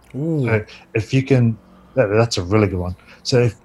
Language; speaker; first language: English; native; English